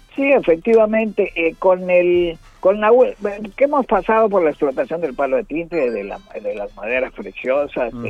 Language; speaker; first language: Spanish; native; Spanish